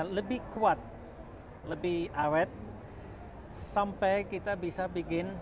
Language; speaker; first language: Indonesian; non-native, fluent; Dutch